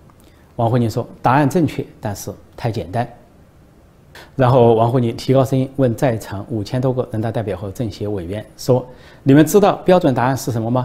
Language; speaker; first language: Chinese; native; Chinese